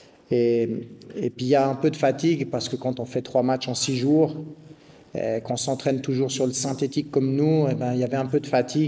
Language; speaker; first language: French; native; French